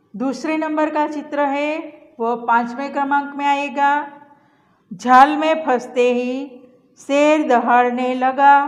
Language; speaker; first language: Hindi; non-native, local second language; Gujarati